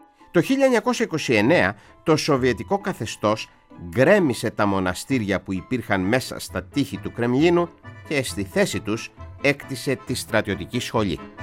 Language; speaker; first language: Greek; native; Greek